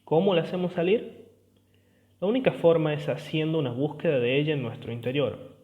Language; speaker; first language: Spanish; native; Spanish